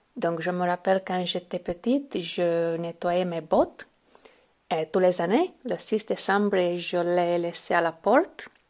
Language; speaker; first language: French; non-native, fluent; Romanian